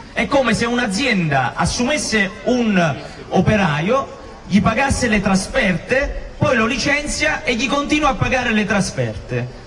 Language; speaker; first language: Italian; native; Italian